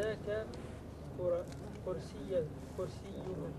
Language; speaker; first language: Arabic; non-native, learner; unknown